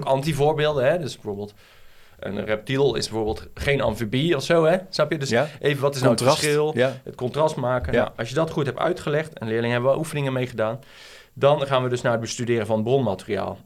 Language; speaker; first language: Dutch; native; Dutch